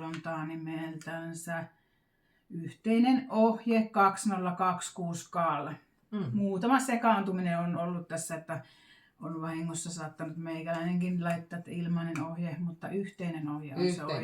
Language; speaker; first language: Finnish; native; Finnish